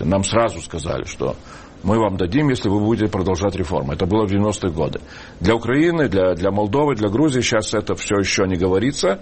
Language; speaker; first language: Russian; non-native, local second language; Lithuanian